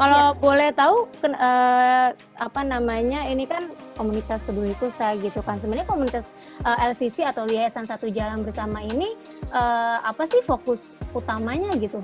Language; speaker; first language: Indonesian; native; Indonesian